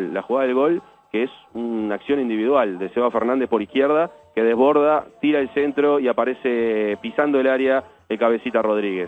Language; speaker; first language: Spanish; native; Spanish